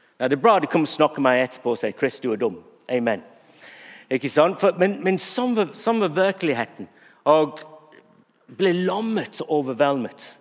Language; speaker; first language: Norwegian; non-native, fluent; English